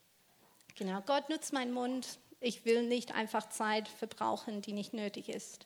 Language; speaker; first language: German; non-native, fluent; English